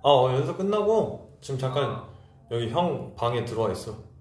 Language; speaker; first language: Korean; native; Korean